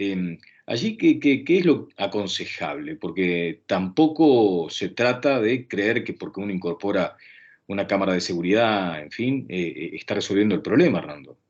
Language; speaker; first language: Spanish; native; Spanish